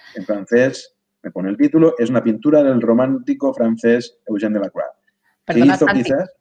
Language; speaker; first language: Spanish; non-native, local second language; Catalan